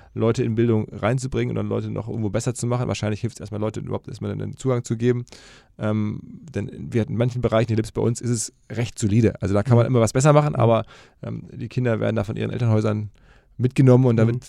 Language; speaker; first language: German; native; German